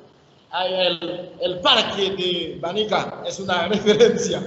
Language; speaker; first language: Spanish; non-native, learner; Haitian Creole